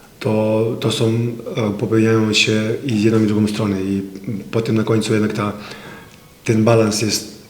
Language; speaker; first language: Polish; non-native, fluent; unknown